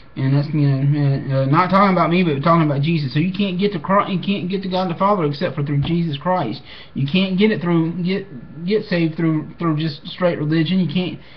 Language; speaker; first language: English; native; English